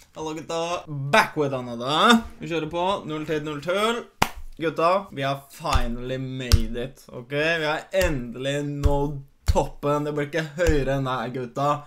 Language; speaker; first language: Norwegian; early bilingual, other home language; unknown